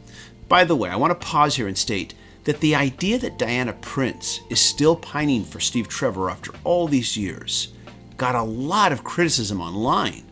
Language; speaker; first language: English; native; English